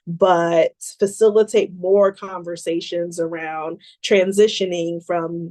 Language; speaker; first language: English; native; English